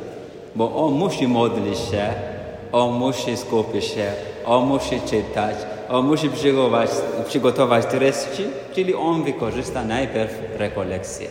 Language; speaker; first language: Polish; non-native, fluent; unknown